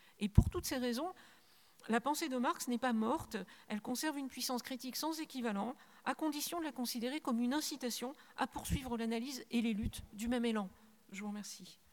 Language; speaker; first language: French; native; French